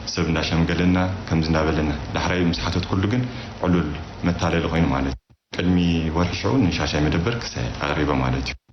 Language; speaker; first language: Tigrinya; native; Tigrinya